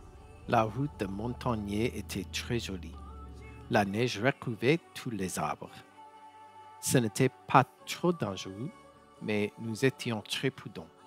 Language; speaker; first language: French; non-native, learner; English